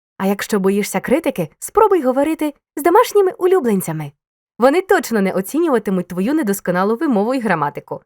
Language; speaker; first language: Ukrainian; native; Ukrainian